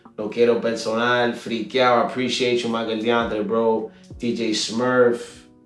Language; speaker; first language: Spanish; early bilingual, heritage; Spanish